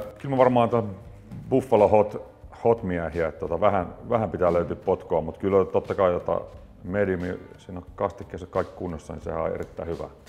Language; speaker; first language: Finnish; native; Finnish